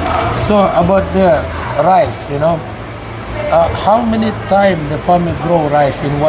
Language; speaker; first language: English; non-native, learner; Indonesian